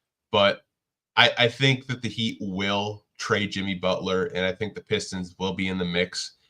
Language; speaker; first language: English; native; English